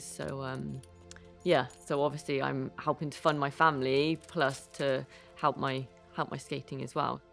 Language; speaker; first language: English; native; English